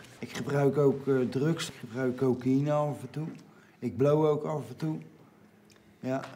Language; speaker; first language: Dutch; native; Dutch